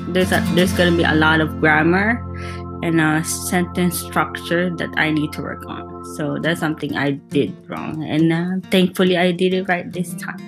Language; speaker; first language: English; non-native, local second language; Filipino